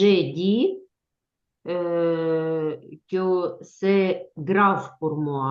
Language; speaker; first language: French; non-native, learner; Ukrainian